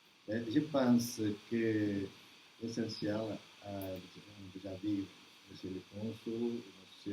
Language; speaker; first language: French; non-native, learner; Portuguese